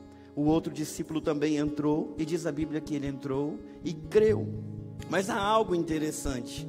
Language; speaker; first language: Portuguese; native; Portuguese